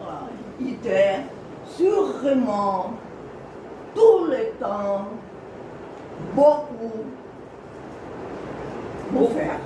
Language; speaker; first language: French; non-native, learner; Portuguese